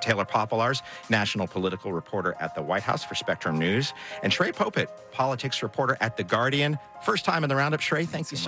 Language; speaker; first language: English; native; English